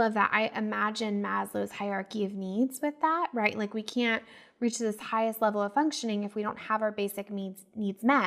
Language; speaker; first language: English; native; English